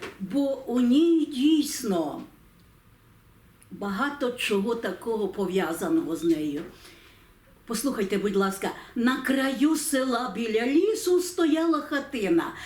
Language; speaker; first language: Ukrainian; native; Ukrainian